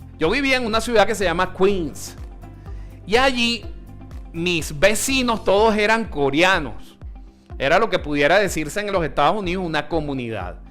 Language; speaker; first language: Spanish; early bilingual, other home language; Italian